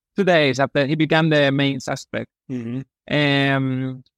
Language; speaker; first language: English; non-native, fluent; Spanish